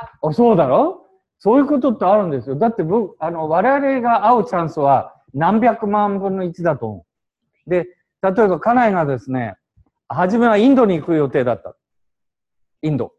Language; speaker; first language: Japanese; native; Japanese